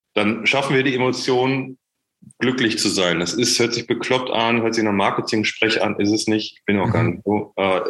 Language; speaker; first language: German; native; German